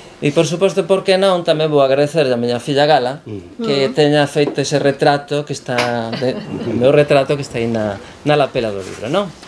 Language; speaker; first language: Galician; native; Galician